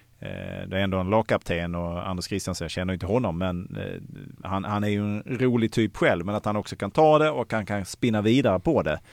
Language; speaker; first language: Swedish; native; Swedish